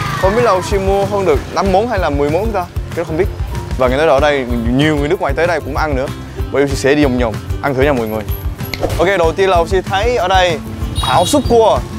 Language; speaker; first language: Vietnamese; non-native, fluent; Korean